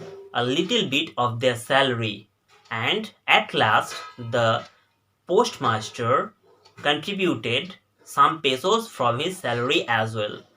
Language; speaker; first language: English; non-native, local second language; Bangla